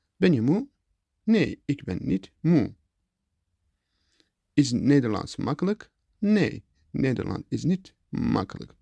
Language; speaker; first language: Dutch; non-native, learner; Turkish